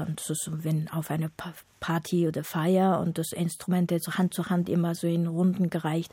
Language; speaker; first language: German; non-native, fluent; Mongolian